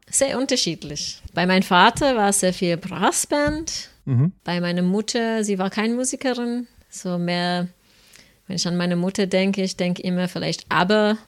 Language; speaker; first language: German; non-native, fluent; English